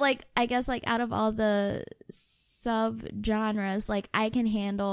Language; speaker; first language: English; non-native, local second language; Filipino